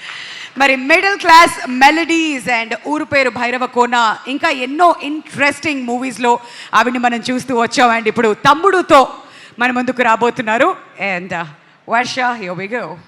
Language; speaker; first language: Telugu; native; Telugu